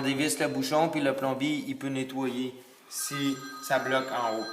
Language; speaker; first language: French; native; French